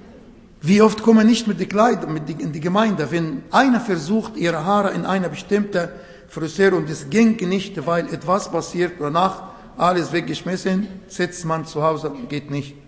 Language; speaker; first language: German; non-native, fluent; Arabic